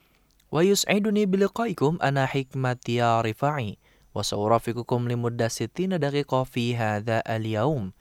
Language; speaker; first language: Arabic; non-native, fluent; Indonesian